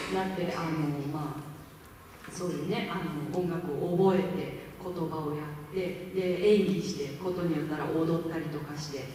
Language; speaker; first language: Japanese; native; Japanese